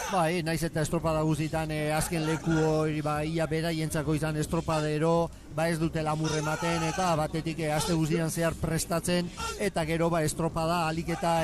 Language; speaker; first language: Basque; native; Basque